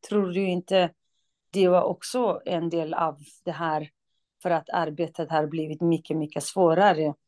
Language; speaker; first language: Swedish; non-native, fluent; Kurdish